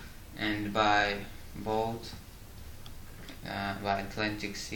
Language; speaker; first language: English; non-native, learner; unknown